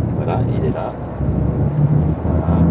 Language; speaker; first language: French; non-native, local second language; Arabic